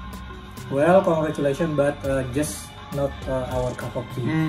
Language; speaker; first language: English; non-native, learner; Indonesian